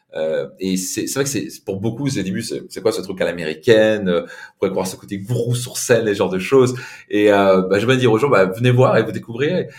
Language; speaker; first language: French; native; French